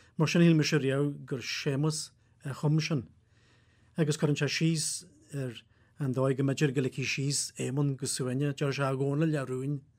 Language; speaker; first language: Irish; native; Irish